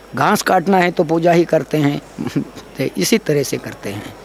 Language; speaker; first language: Hindi; non-native, local second language; Gondi